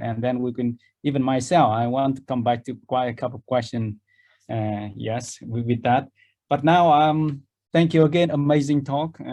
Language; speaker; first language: English; non-native, fluent; Vietnamese